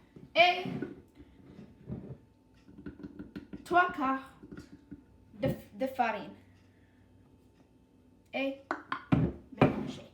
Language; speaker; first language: French; non-native, learner; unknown